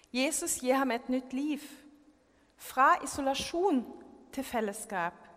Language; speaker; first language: Norwegian; non-native, fluent; German